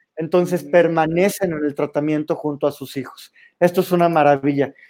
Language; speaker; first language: Spanish; native; Spanish